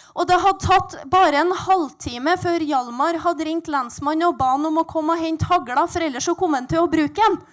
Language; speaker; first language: Norwegian; native; Norwegian